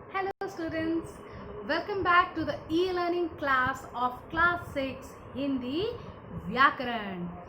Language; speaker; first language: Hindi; non-native, local second language; Bangla